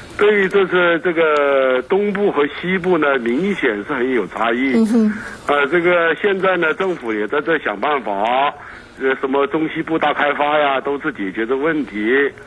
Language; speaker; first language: Chinese; native; Chinese